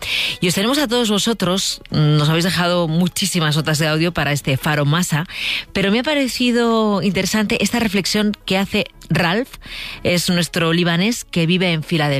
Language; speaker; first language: Spanish; native; Spanish